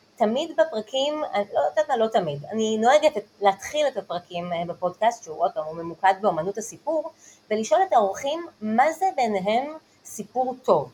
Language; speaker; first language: Hebrew; native; Hebrew